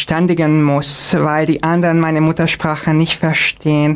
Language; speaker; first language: German; non-native, fluent; Hungarian